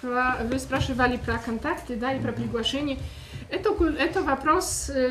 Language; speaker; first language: Russian; non-native, fluent; Polish